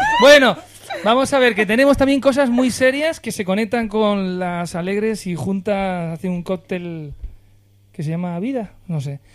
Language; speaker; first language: Spanish; native; Spanish